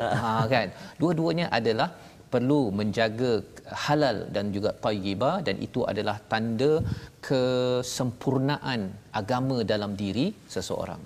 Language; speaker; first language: Malay; native; Malay